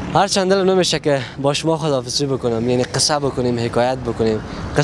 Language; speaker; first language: Persian; native; Persian